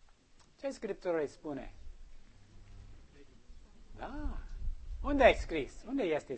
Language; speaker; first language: Romanian; non-native, learner; English